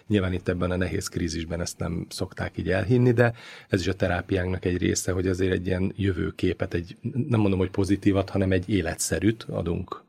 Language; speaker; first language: Hungarian; native; Hungarian